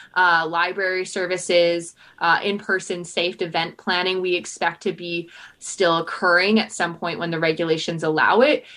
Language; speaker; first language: English; native; English